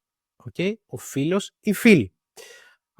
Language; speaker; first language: French; non-native, learner; Greek